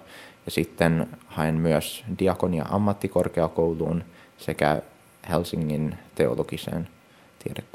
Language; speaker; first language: Finnish; early bilingual, heritage; Finnish